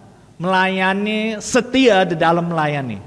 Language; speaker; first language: Indonesian; non-native, fluent; English